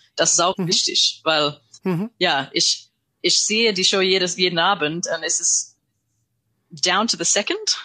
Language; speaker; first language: German; non-native, learner; English